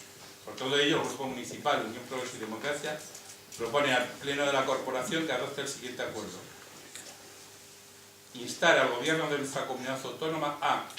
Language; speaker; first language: Spanish; native; Spanish